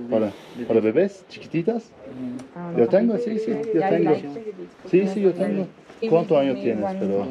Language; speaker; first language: Spanish; non-native, learner; Turkish